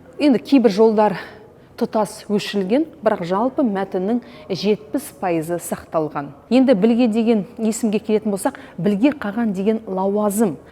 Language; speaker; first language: Kazakh; native; Kazakh